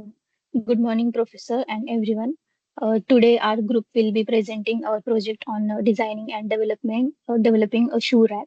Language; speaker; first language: English; non-native, learner; Chinese